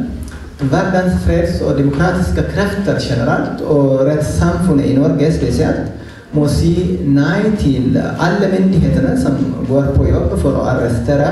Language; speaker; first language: Norwegian; non-native, fluent; Oromo